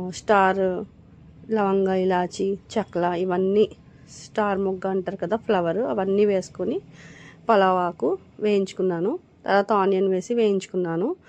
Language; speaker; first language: Telugu; non-native, local second language; Urdu